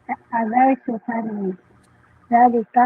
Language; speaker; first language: Arabic; non-native, learner; Filipino